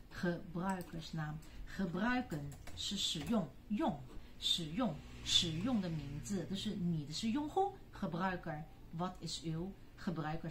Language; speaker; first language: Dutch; non-native, fluent; Chinese